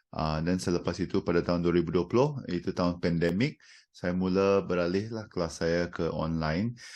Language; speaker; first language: Malay; non-native, local second language; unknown